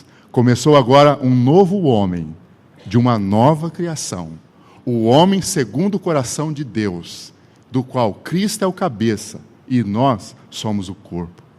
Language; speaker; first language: Portuguese; native; Portuguese